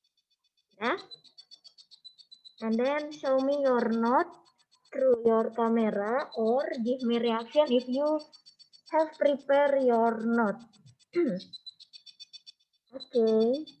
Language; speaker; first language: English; non-native, learner; Indonesian